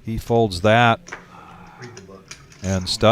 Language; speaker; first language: English; native; English